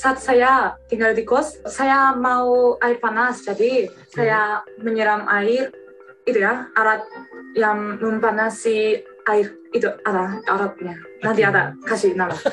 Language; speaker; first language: Indonesian; non-native, learner; Japanese